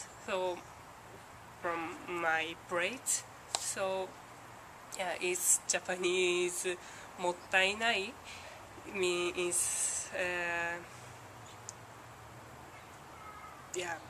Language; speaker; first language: English; non-native, learner; Japanese